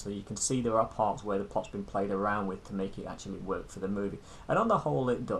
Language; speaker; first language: English; native; English